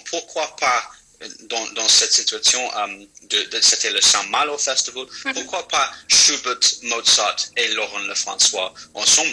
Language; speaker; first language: French; non-native, fluent; English